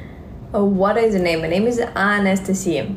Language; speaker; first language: English; non-native, learner; Russian